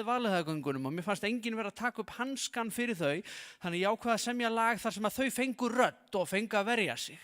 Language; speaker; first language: Icelandic; native; Icelandic